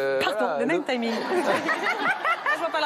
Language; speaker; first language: French; native; French